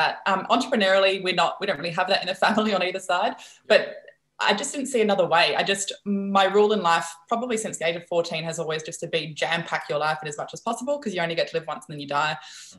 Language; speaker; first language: English; non-native, fluent; Dutch